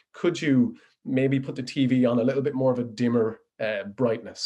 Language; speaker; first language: English; native; English